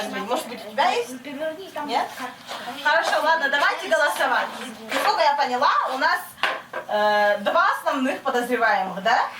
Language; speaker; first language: Russian; native; Russian